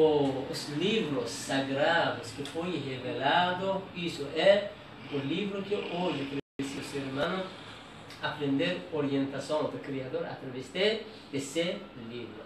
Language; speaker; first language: Portuguese; non-native, learner; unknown